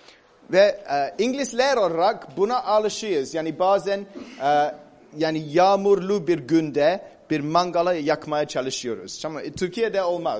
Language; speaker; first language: Turkish; non-native, fluent; English